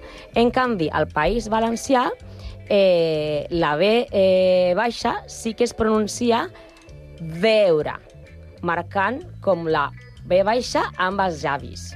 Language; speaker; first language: Catalan; non-native, learner; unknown